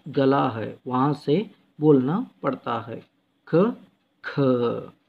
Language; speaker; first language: Hindi; non-native, local second language; Kannada